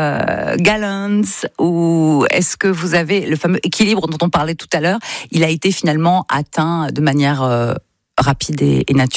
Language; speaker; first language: French; native; French